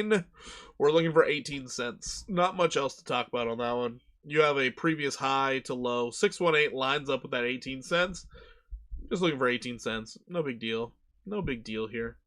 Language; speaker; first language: English; native; English